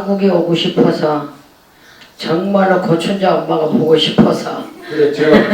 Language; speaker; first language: Korean; native; Korean